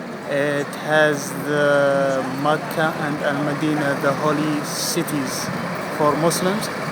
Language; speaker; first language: English; non-native, fluent; Arabic